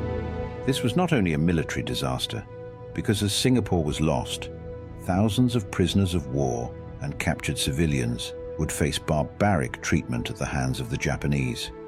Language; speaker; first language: English; native; English